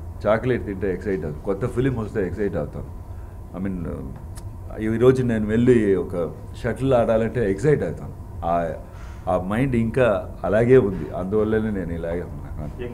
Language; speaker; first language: Telugu; non-native, learner; Tamil